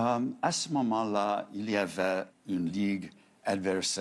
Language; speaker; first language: French; non-native, fluent; English